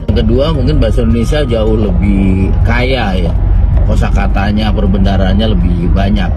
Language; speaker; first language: Indonesian; native; Indonesian